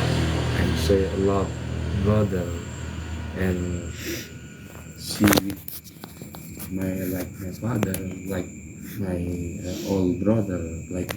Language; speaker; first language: English; non-native, learner; Indonesian